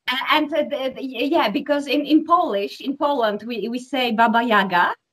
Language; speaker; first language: English; non-native, learner; Czech